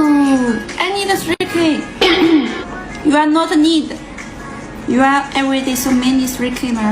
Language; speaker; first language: English; non-native, learner; Thai